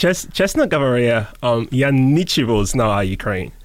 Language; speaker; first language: Russian; non-native, learner; English